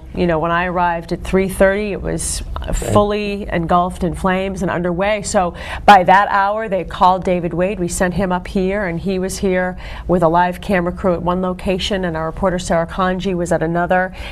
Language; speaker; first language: English; native; English